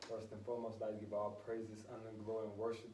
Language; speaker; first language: English; native; English